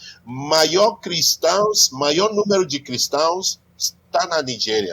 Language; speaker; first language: Portuguese; non-native, learner; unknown